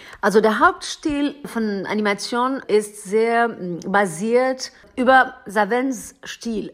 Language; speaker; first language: German; non-native, learner; Persian